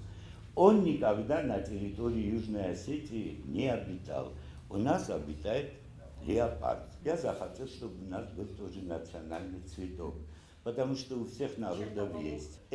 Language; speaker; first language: Russian; non-native, local second language; Ossetic